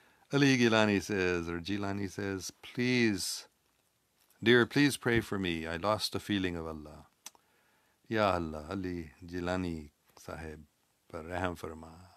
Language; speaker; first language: English; native; English